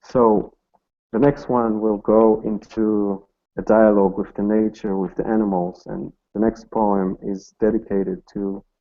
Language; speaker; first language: English; non-native, fluent; Hebrew